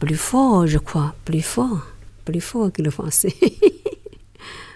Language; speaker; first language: French; non-native, learner; Chinese